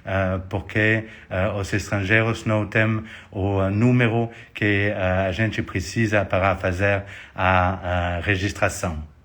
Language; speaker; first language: Portuguese; non-native, fluent; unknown